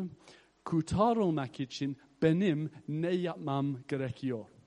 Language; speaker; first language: Turkish; non-native, fluent; English